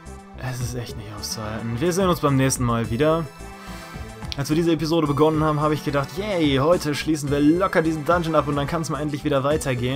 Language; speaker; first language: German; native; German